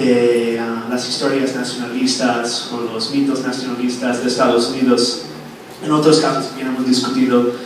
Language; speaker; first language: Spanish; non-native, fluent; English